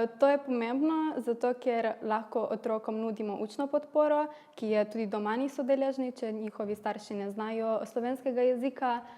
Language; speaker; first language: Slovenian; native; Slovenian